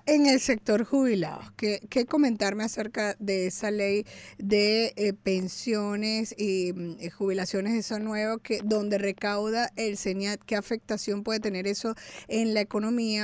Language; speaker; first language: Spanish; native; Spanish